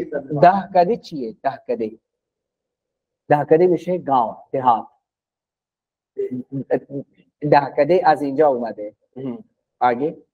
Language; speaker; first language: Persian; non-native, fluent; Urdu